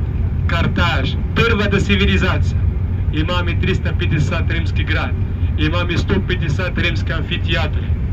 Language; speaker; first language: Bulgarian; non-native, learner; Arabic